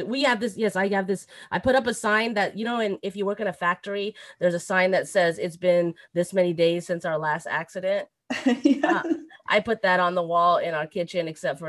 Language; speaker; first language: English; native; English